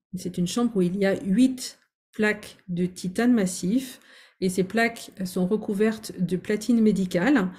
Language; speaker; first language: French; native; French